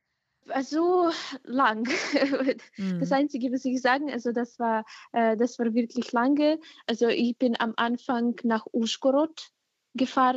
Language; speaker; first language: German; non-native, fluent; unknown